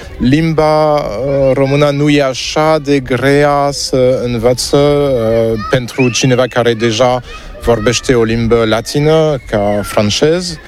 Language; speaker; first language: Romanian; non-native, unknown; French